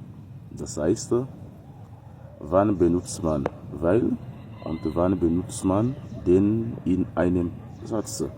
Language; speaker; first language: German; non-native, learner; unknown